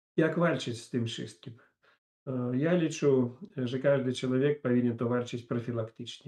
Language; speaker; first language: Polish; non-native, fluent; Russian